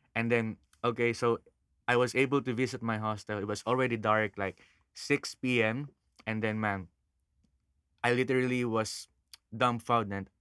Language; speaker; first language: English; non-native, local second language; Filipino